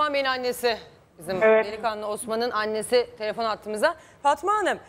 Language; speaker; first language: Turkish; native; Turkish